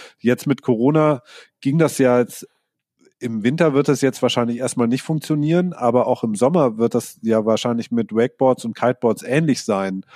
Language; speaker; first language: German; native; German